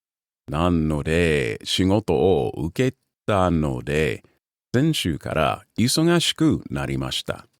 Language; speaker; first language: Japanese; non-native, learner; English